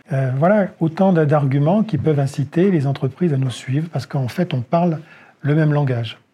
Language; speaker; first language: French; native; French